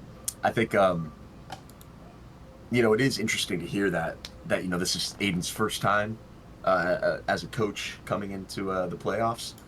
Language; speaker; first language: English; native; English